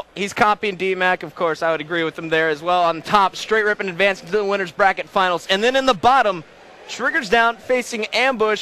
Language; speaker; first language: English; native; English